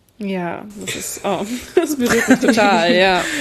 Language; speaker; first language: German; native; German